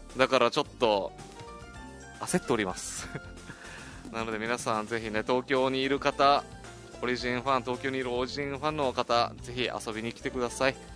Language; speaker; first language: Japanese; native; Japanese